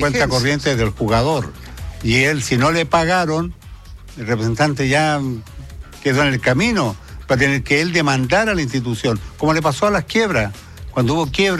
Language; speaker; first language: Spanish; native; Spanish